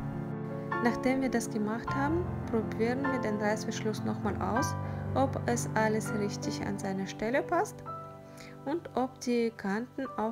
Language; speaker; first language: German; non-native, fluent; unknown